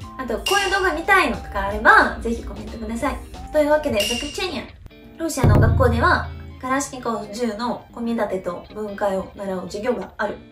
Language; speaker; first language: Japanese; non-native, fluent; Russian